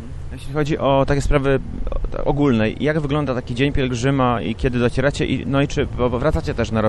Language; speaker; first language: Polish; native; Polish